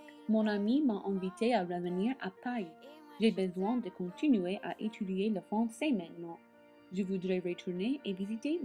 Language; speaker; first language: French; non-native, learner; English